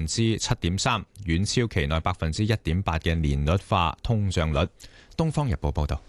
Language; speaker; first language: Cantonese; native; Cantonese